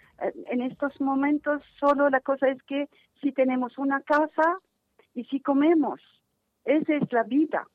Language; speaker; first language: Spanish; non-native, fluent; Arabic